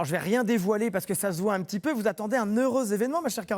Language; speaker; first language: French; native; French